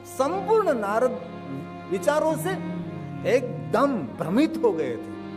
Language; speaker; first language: Hindi; non-native, local second language; Gujarati